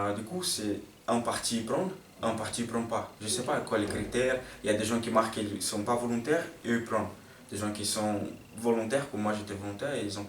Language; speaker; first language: French; non-native, fluent; Portuguese